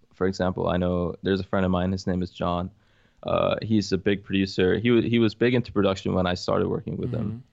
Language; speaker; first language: English; early bilingual, other home language; Arabic